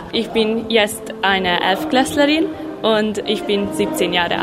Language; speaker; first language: German; non-native, local second language; Hungarian